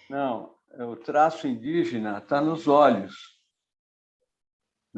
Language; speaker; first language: Portuguese; native; Portuguese